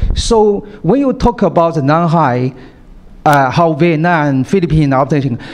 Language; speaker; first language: English; non-native, fluent; Chinese